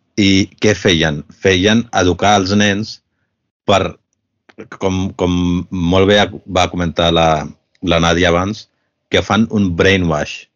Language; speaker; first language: Catalan; early bilingual, other home language; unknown